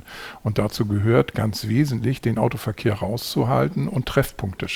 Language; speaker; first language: German; native; German